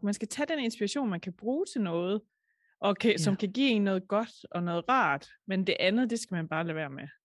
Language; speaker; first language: Danish; native; Danish